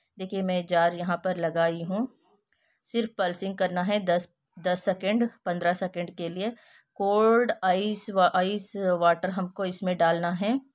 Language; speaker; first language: Hindi; non-native, local second language; Kannada